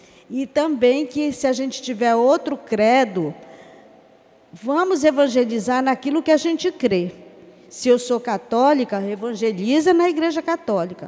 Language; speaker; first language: Portuguese; native; Portuguese